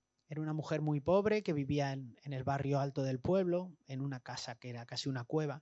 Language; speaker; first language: Spanish; native; Spanish